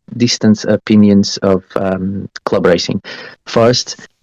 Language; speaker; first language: English; non-native, fluent; Portuguese